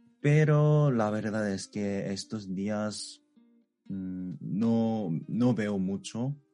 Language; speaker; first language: Spanish; non-native, fluent; Korean